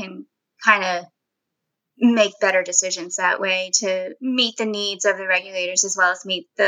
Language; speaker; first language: English; early bilingual, other home language; Spanish